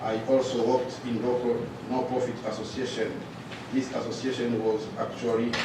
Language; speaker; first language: English; non-native, learner; Rundi